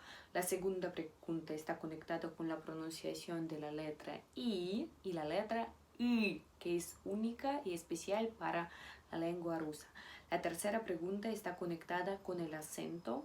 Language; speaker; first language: Spanish; non-native, fluent; Russian